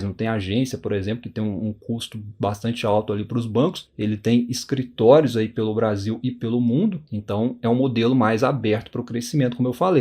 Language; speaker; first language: Portuguese; native; Portuguese